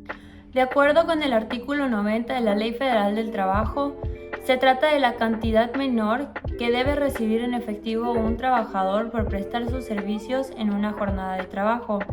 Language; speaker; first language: Spanish; native; Spanish